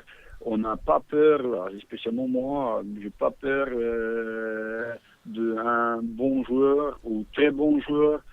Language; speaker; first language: French; non-native, fluent; Bosnian